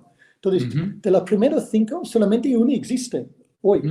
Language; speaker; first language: Spanish; non-native, fluent; English